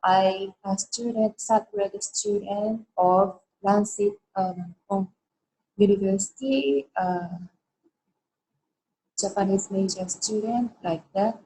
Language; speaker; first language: English; non-native, learner; Japanese